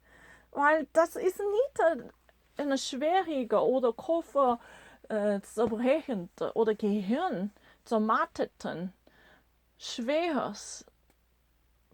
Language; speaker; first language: German; non-native, learner; Korean